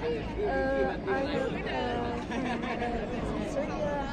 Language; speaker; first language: English; non-native, learner; Serbian